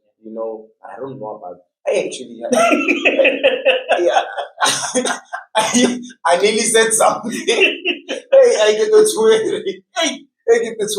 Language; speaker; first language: English; non-native, local second language; Tswana